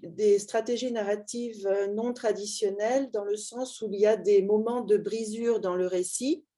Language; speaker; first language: French; native; French